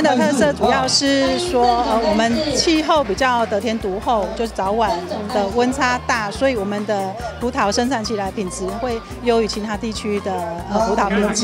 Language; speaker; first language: Chinese; non-native, local second language; Min Nan Chinese